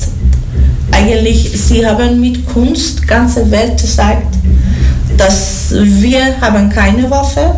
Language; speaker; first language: German; non-native, learner; Persian